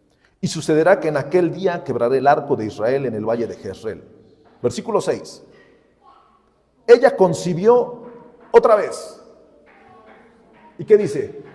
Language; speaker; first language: Spanish; native; Spanish